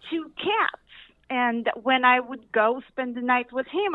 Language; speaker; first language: English; non-native, fluent; Russian